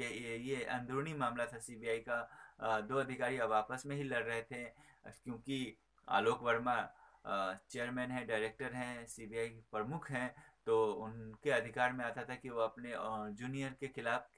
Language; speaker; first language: Hindi; native; Hindi